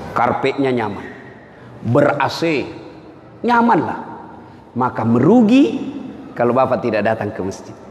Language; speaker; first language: Indonesian; non-native, local second language; Buginese